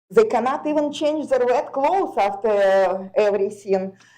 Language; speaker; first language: English; non-native, fluent; Russian